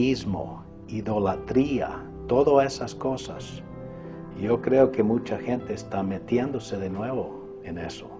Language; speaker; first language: Spanish; non-native, fluent; English